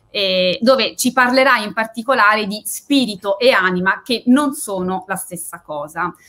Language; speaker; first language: Italian; native; Italian